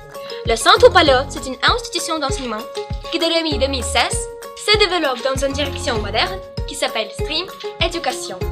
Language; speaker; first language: French; non-native, learner; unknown